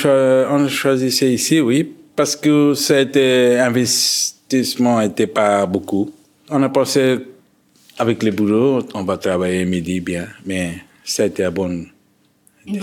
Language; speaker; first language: French; non-native, learner; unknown